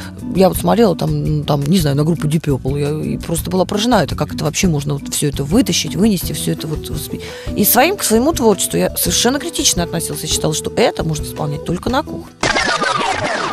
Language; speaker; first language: Russian; native; Russian